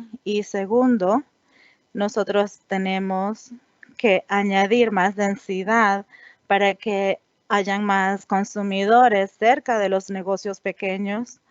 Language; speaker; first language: Spanish; non-native, fluent; English